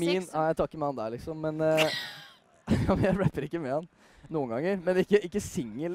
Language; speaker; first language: Norwegian; native; Norwegian